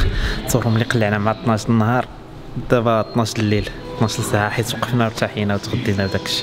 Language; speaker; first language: Arabic; native; Arabic